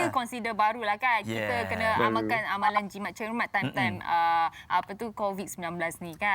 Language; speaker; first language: Malay; non-native, local second language; Chinese